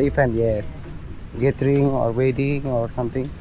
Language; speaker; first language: English; non-native, learner; Indonesian